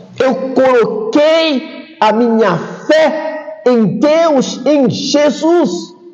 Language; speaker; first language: Portuguese; non-native, fluent; Haitian Creole